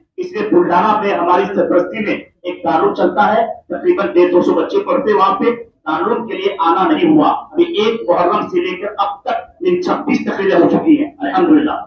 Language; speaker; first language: Urdu; native; Urdu